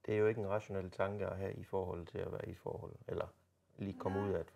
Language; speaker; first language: Danish; native; Danish